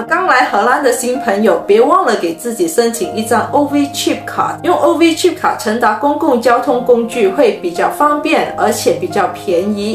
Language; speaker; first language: Chinese; native; Chinese